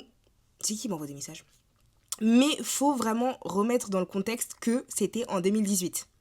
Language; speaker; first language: French; native; French